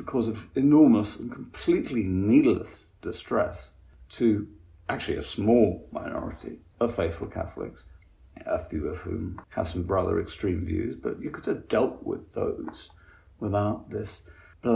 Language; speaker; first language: English; native; English